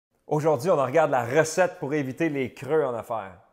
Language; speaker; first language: French; native; French